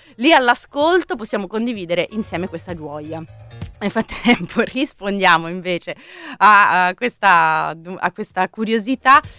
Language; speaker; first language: Italian; native; Italian